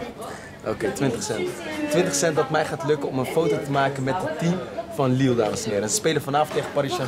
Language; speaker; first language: Dutch; native; Dutch